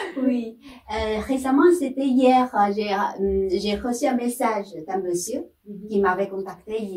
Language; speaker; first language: French; non-native, fluent; Chinese